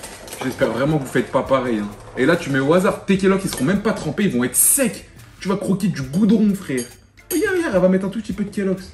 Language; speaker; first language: French; native; French